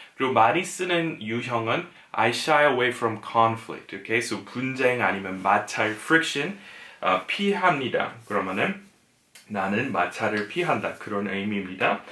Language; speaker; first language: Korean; non-native, fluent; English